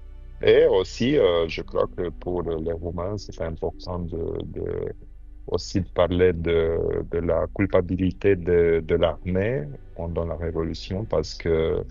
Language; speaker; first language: French; non-native, fluent; Romanian